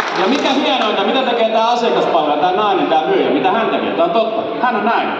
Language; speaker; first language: Finnish; native; Finnish